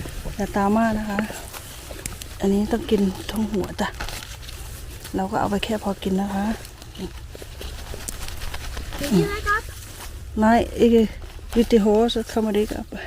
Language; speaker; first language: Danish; non-native, learner; Thai